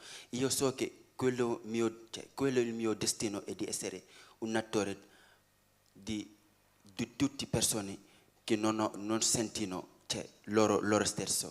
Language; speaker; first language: Italian; non-native, learner; Wolof